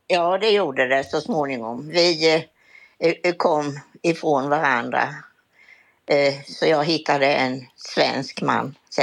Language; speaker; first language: Swedish; native; Swedish